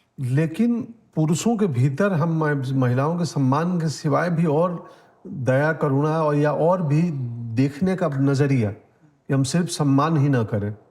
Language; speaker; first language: Hindi; native; Hindi